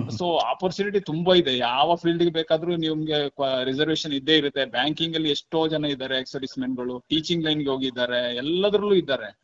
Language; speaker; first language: Kannada; non-native, local second language; Kodava